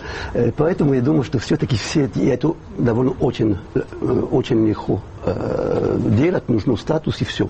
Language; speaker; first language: Russian; non-native, fluent; French